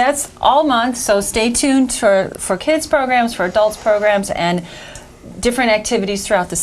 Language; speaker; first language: English; native; English